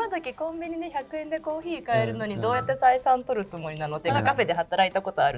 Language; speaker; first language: Japanese; native; Japanese